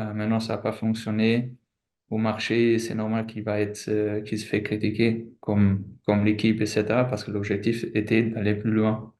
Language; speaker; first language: French; non-native, fluent; German